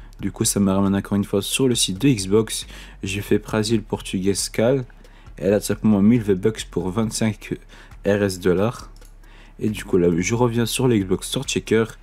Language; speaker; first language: French; native; French